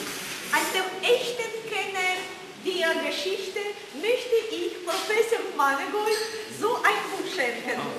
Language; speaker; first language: German; non-native, fluent; Russian